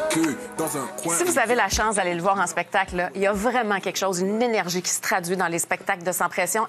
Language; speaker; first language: French; native; French